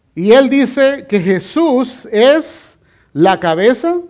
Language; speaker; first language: Spanish; native; Spanish